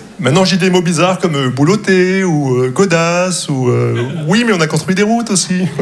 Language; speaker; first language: French; non-native, local second language; Arabic